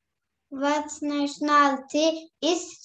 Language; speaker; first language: English; non-native, learner; Turkish